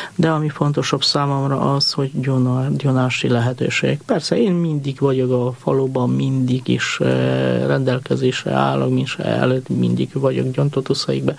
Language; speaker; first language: Hungarian; non-native, fluent; Polish